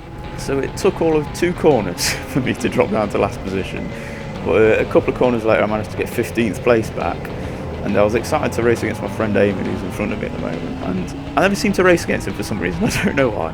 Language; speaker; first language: English; native; English